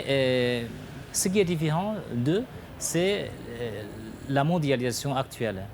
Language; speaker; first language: French; non-native, fluent; Chinese